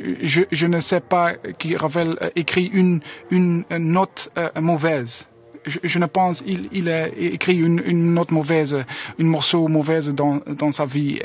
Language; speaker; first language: French; non-native, learner; Dutch